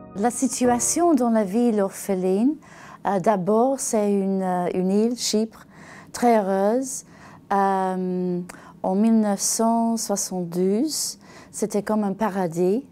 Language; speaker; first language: French; non-native, learner; English